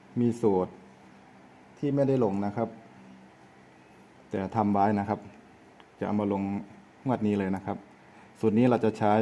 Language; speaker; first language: Thai; native; Thai